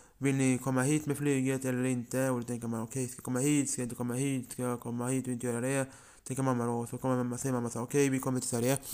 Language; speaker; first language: Swedish; early bilingual, other home language; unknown